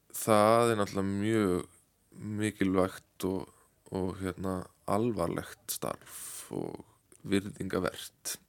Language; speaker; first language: Icelandic; native; Icelandic